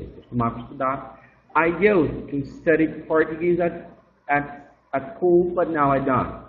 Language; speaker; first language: English; non-native, fluent; Portuguese